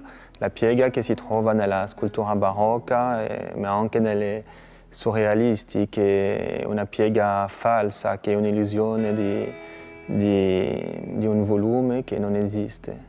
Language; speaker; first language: Italian; non-native, fluent; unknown